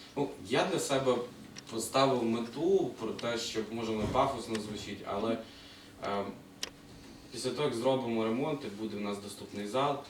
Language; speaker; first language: Ukrainian; native; Ukrainian